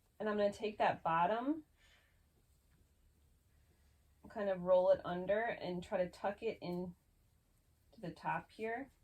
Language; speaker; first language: English; native; English